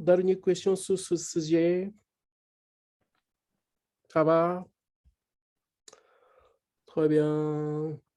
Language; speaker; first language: French; non-native, learner; Japanese